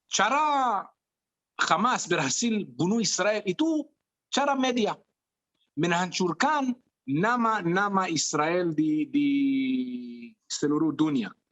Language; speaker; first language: Indonesian; non-native, fluent; Hebrew